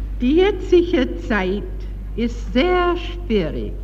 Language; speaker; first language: German; non-native, learner; English